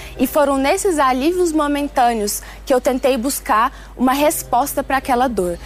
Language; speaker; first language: Portuguese; early bilingual, other home language; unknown